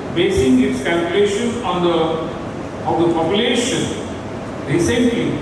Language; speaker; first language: English; non-native, local second language; Marathi